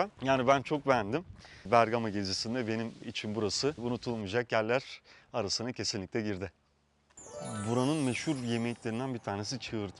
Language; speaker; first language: Turkish; native; Turkish